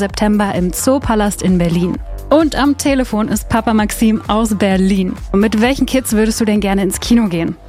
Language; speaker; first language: German; native; German